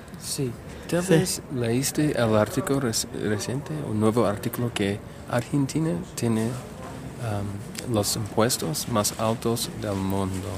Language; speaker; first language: Spanish; non-native, learner; English